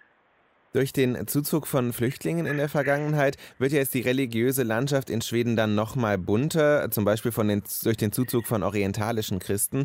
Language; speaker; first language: German; native; German